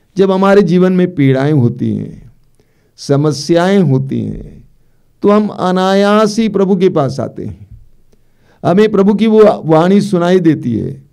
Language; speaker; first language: Hindi; native; Hindi